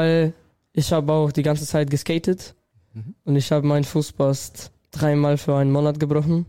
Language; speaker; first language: German; non-native, learner; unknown